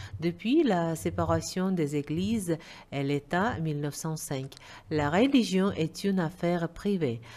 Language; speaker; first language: French; non-native, fluent; Uzbek